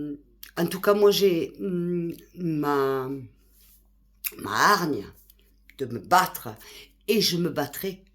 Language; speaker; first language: French; native; French